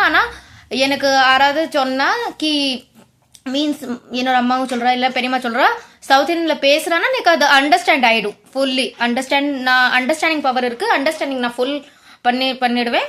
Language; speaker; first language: Tamil; early bilingual, heritage; Tamil